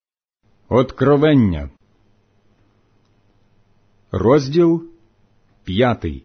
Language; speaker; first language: Ukrainian; native; Ukrainian